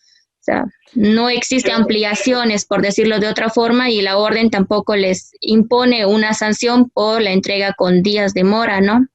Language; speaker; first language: Spanish; native; Spanish